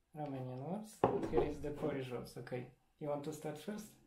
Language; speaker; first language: English; non-native, learner; Polish